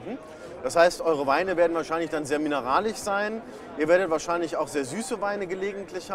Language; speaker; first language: German; native; German